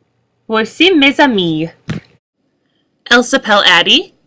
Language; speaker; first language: French; non-native, learner; English